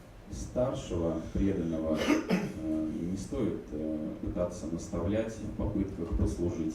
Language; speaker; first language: Russian; native; Russian